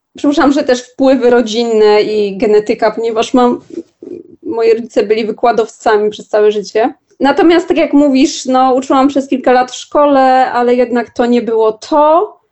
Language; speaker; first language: Polish; native; Polish